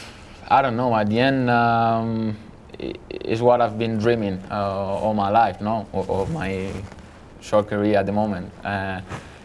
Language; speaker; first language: English; non-native, fluent; Spanish